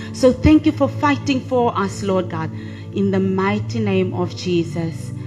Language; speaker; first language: English; non-native, local second language; Afrikaans